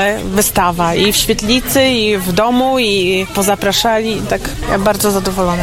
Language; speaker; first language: Polish; non-native, local second language; Ukrainian